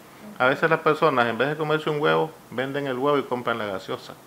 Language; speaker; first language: Spanish; native; Spanish